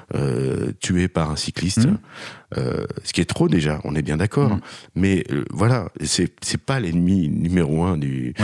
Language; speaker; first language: French; native; French